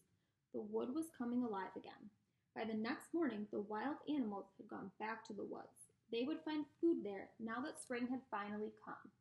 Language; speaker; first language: English; native; English